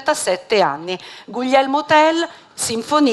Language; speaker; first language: Italian; native; Italian